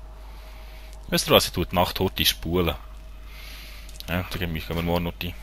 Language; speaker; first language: German; native; German